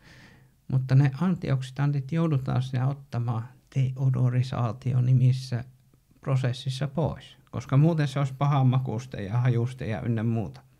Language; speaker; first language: Finnish; native; Finnish